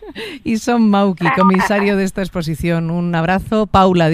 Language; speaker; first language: Spanish; native; Spanish